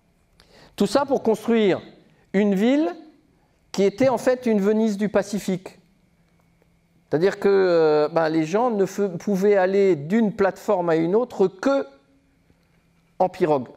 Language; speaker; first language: French; native; French